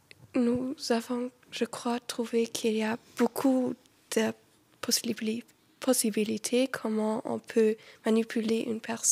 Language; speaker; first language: French; non-native, local second language; Luxembourgish